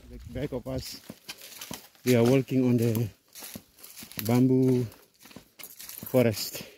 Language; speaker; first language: English; non-native, learner; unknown